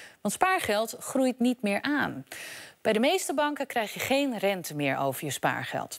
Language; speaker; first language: Dutch; native; Dutch